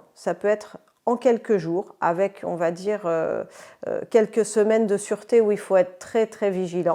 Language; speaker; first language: French; native; French